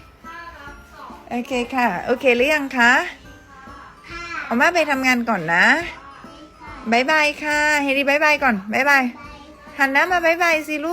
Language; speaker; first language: Thai; native; Thai